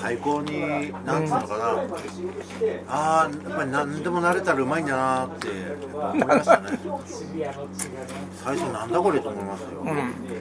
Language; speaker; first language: Japanese; native; Japanese